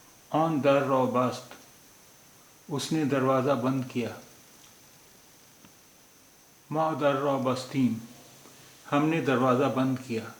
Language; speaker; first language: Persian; non-native, fluent; Urdu